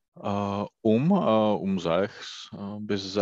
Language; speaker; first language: German; non-native, learner; Czech